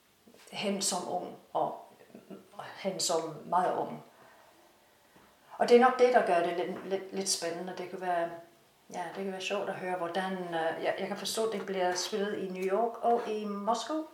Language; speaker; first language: Danish; non-native, fluent; English